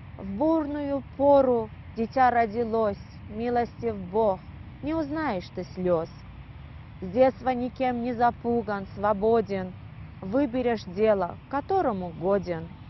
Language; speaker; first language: Russian; non-native, fluent; Persian